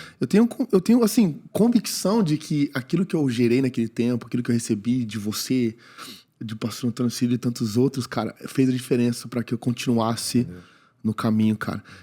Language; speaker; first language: Portuguese; native; Portuguese